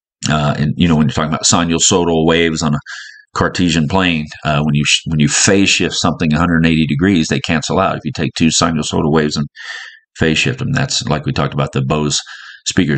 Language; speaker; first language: English; native; English